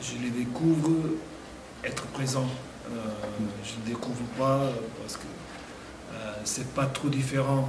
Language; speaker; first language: French; non-native, fluent; Portuguese